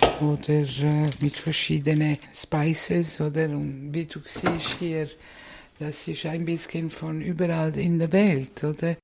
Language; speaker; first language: German; non-native, fluent; Italian